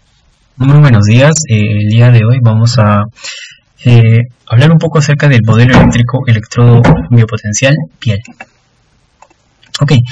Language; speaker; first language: Spanish; native; Spanish